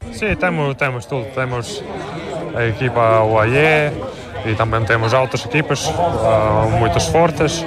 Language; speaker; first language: Portuguese; non-native, fluent; Russian